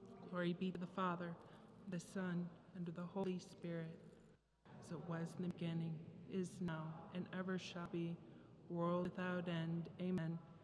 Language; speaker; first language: English; native; English